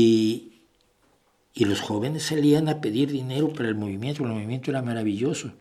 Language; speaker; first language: Spanish; native; Spanish